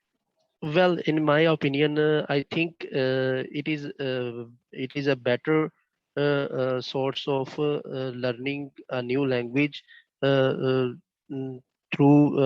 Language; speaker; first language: English; non-native, learner; Bangla